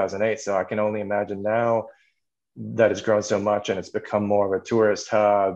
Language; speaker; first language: English; native; English